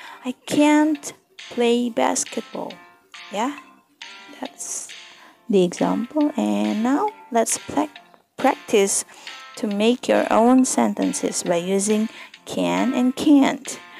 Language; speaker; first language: English; non-native, fluent; Indonesian